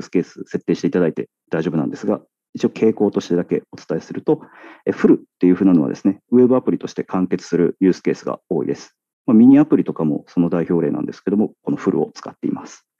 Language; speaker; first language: Japanese; native; Japanese